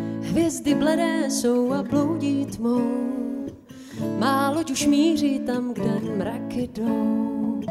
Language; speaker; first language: Czech; native; Czech